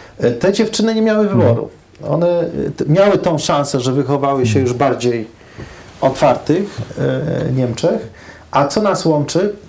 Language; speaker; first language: Polish; early bilingual, heritage; Polish